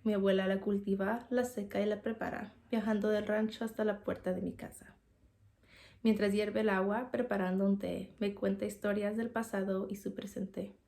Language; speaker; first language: Spanish; early bilingual, heritage; Spanish